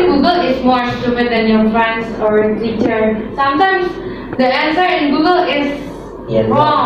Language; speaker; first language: English; non-native, learner; Indonesian